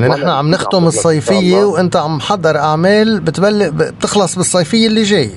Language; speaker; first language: Arabic; native; Arabic